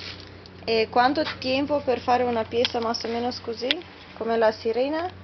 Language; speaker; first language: Spanish; non-native, learner; Italian